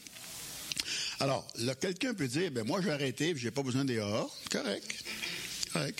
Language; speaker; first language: French; native; French